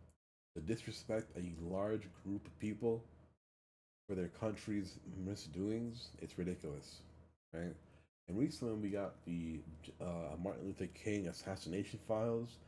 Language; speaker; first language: English; early bilingual, other home language; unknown